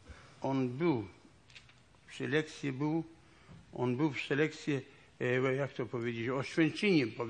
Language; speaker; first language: Polish; non-native, local second language; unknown